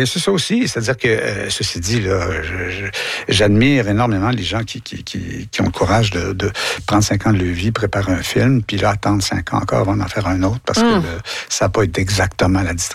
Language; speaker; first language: French; native; French